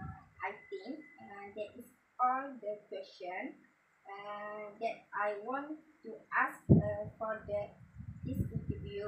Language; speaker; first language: English; non-native, fluent; Malay